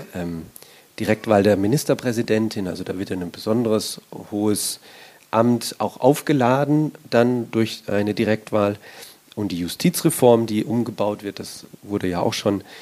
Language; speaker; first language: German; native; German